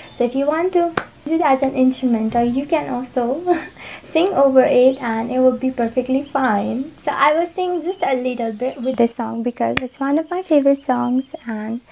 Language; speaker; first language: English; non-native, local second language; Nepali